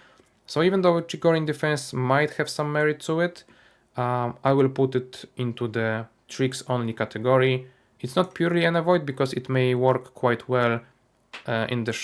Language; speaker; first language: English; non-native, fluent; Polish